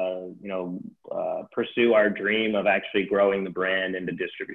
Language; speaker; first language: English; native; English